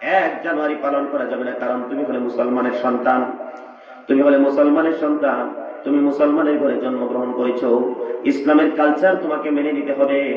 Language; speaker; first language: Bangla; native; Bangla